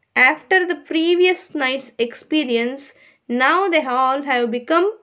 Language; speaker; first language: English; non-native, local second language; Kannada